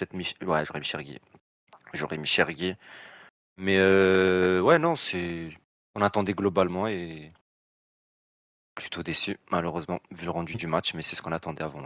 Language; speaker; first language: French; native; French